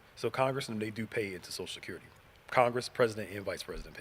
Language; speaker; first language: English; native; English